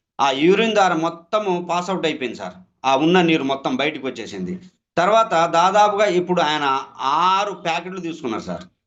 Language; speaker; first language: Telugu; non-native, local second language; Lambadi